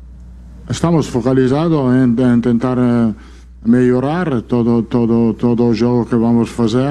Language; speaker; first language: Portuguese; non-native, fluent; Italian